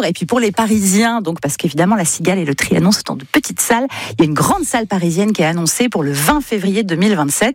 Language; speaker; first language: French; native; French